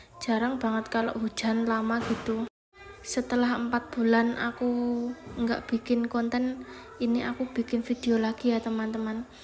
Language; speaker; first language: Indonesian; non-native, local second language; Javanese